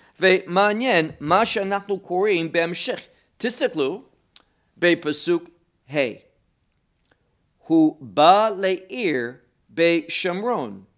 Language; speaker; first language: Hebrew; non-native, fluent; English